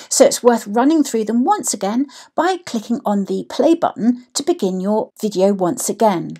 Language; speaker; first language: English; native; English